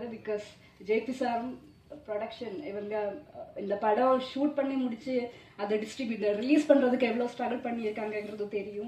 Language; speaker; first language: Tamil; non-native, fluent; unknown